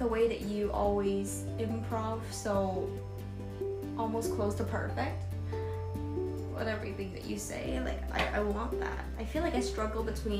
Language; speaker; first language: English; non-native, fluent; Vietnamese